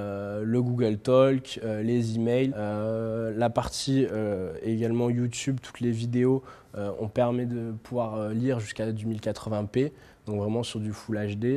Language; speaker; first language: French; native; French